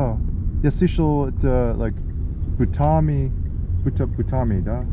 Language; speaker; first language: Russian; non-native, learner; English